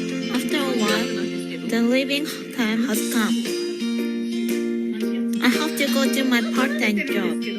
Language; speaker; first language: English; non-native, learner; Japanese